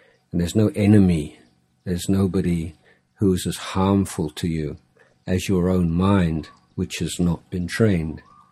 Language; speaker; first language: English; native; English